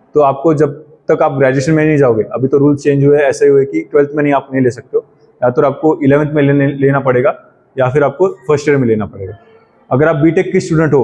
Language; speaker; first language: Hindi; non-native, local second language; Marathi